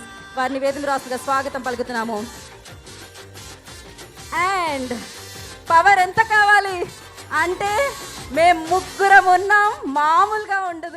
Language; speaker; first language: Telugu; native; Telugu